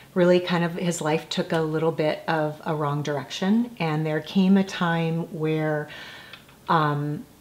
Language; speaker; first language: English; native; English